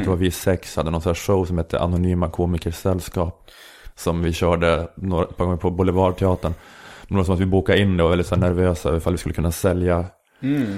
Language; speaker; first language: Swedish; native; Swedish